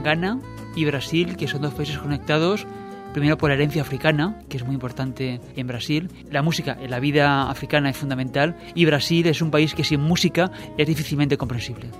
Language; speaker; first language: Spanish; native; Spanish